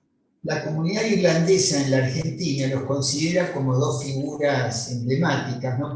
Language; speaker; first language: Spanish; native; Spanish